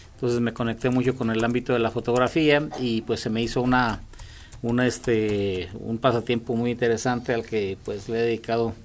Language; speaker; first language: Spanish; native; Spanish